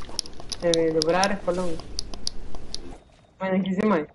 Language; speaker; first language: Bulgarian; native; Bulgarian